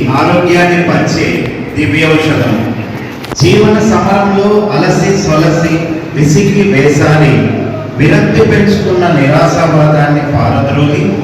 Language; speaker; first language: Telugu; native; Telugu